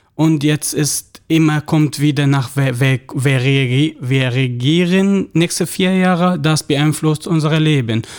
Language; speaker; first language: German; non-native, learner; Arabic